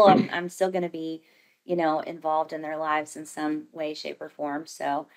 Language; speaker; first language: English; native; English